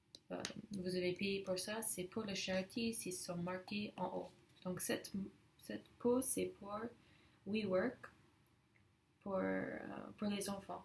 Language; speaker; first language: French; non-native, learner; English